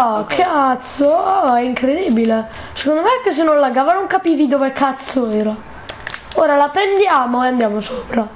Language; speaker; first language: Italian; native; Italian